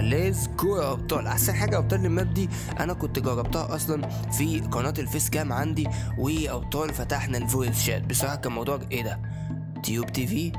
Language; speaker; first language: Arabic; native; Arabic